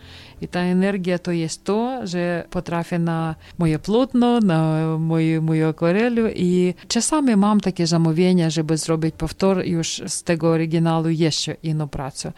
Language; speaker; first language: Polish; non-native, fluent; Ukrainian